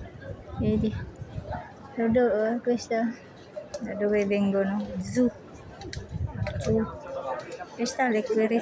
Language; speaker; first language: Italian; non-native, learner; Cebuano